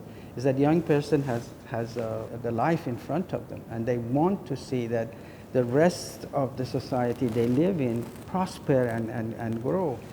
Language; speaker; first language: English; non-native, fluent; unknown